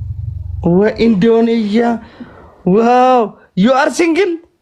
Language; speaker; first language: English; non-native, learner; Oromo